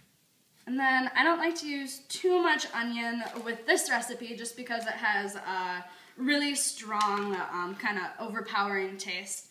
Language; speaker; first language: English; native; English